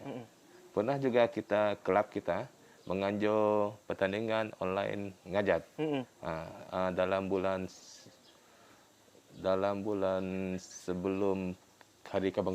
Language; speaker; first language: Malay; non-native, local second language; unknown